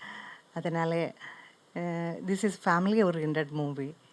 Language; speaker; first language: Tamil; non-native, learner; Malayalam